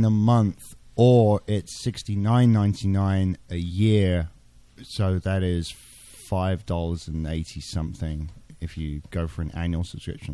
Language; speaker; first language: English; native; English